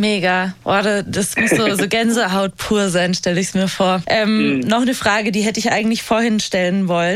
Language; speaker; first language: German; native; German